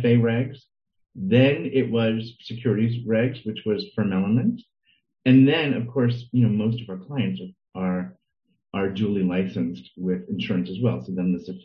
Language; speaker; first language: English; native; English